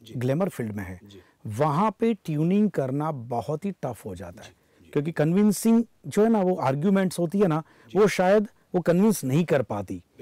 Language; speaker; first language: Hindi; non-native, local second language; Gujarati